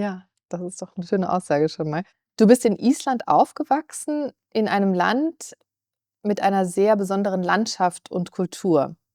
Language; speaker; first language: German; native; German